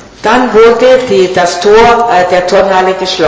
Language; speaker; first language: German; non-native, fluent; Italian